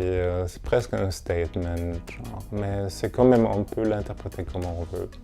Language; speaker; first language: French; non-native, fluent; German